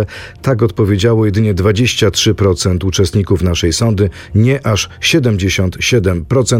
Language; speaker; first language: Polish; native; Polish